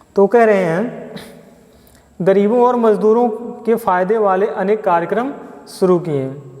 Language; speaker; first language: Hindi; native; Hindi